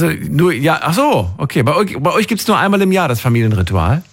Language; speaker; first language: German; native; German